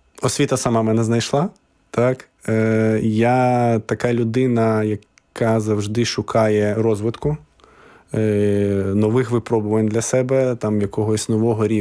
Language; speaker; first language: Ukrainian; native; Ukrainian